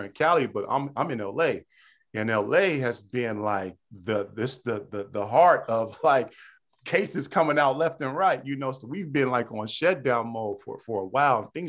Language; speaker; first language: English; native; English